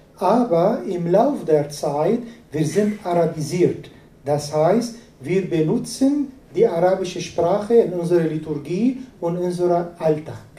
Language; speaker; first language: German; non-native, fluent; Arabic